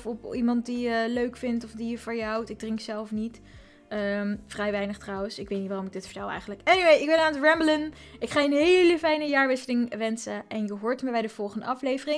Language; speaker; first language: Dutch; native; Dutch